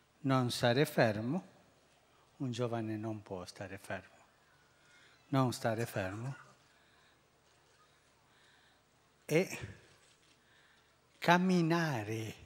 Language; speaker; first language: Italian; non-native, fluent; Spanish